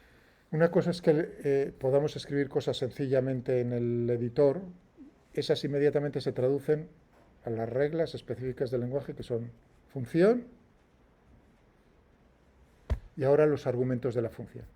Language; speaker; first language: Spanish; native; Spanish